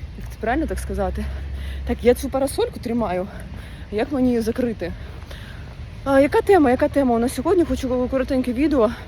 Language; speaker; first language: Ukrainian; non-native, local second language; Russian